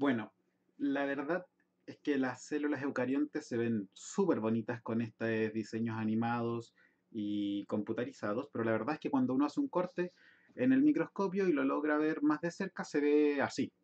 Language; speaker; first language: Spanish; native; Spanish